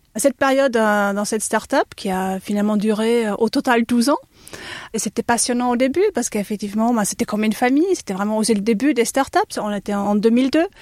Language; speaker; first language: French; non-native, fluent; German